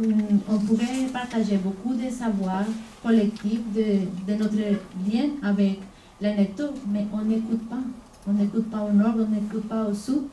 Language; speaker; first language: French; non-native, fluent; Spanish